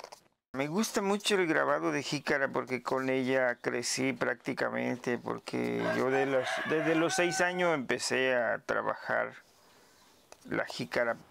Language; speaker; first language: Spanish; non-native, local second language; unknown